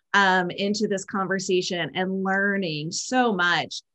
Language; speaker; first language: English; native; English